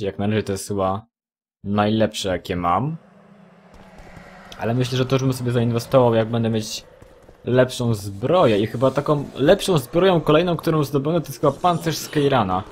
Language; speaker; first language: Polish; native; Polish